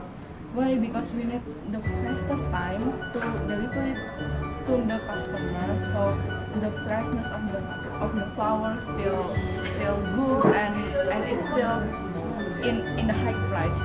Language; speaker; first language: English; non-native, learner; Indonesian